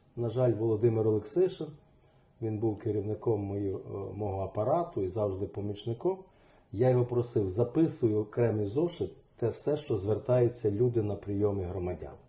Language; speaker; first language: Ukrainian; native; Ukrainian